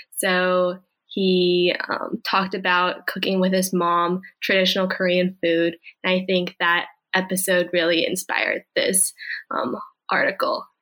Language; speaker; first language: English; early bilingual, other home language; Korean